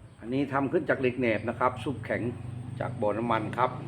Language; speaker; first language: Thai; native; Thai